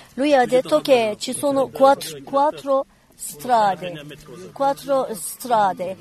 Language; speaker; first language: Italian; non-native, learner; Kurdish